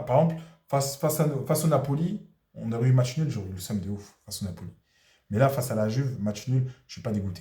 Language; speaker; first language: French; native; French